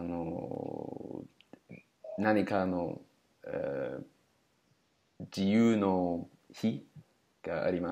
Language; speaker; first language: Japanese; non-native, learner; English